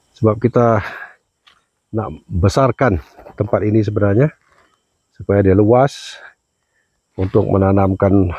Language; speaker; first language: Malay; non-native, local second language; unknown